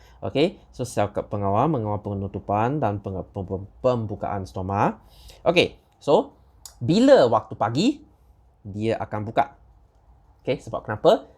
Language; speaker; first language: Malay; non-native, local second language; Chinese